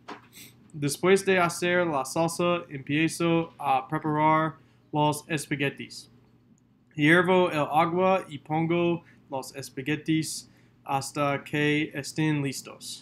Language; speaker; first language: Spanish; non-native, learner; English